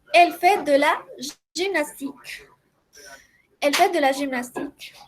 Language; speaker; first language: French; non-native, fluent; Spanish